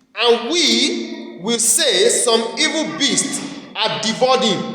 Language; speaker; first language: English; non-native, local second language; Yoruba